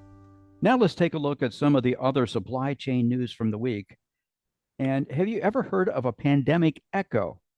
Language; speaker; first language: English; native; English